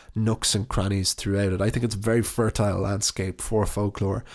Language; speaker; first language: English; native; English